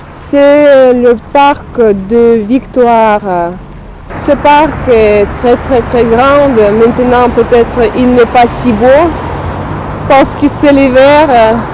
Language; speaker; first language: French; non-native, fluent; Russian